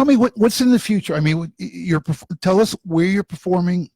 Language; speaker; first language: English; native; English